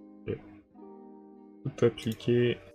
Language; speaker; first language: French; native; French